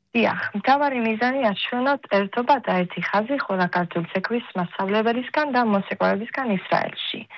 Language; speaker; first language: Georgian; early bilingual, heritage; Georgian